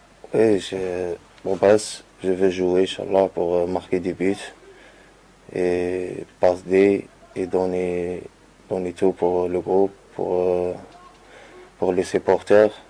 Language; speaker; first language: French; non-native, learner; Arabic